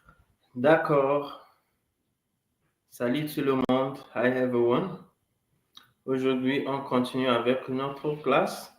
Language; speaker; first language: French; non-native, fluent; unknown